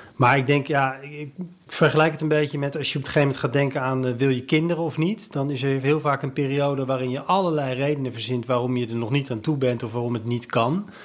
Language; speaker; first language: Dutch; native; Dutch